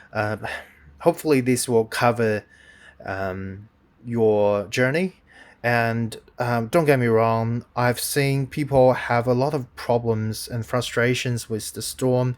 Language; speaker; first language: English; non-native, fluent; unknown